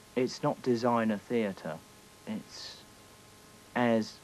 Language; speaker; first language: English; native; English